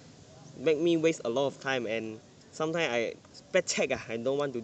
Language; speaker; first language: English; non-native, learner; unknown